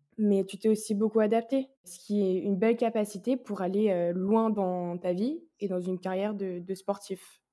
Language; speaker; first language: French; native; French